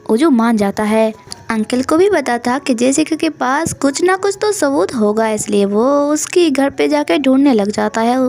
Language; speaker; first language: Hindi; non-native, local second language; Bangla